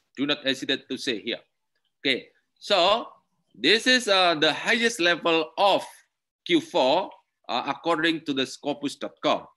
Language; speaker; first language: English; non-native, learner; Indonesian